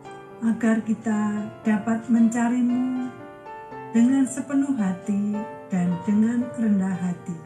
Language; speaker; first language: Indonesian; native; Indonesian